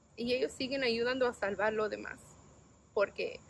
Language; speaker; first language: Spanish; non-native, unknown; English